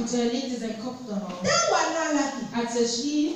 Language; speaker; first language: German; non-native, fluent; Lingala